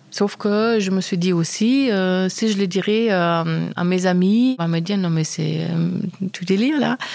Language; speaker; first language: French; non-native, fluent; German